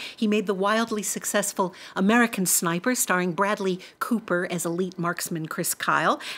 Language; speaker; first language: English; native; English